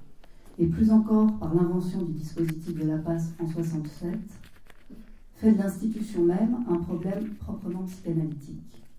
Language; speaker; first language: French; native; French